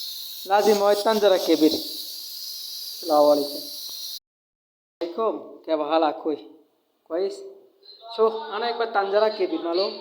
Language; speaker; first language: Arabic; non-native, learner; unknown